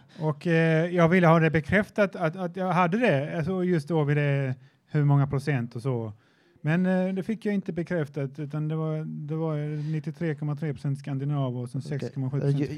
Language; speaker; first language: Swedish; native; Swedish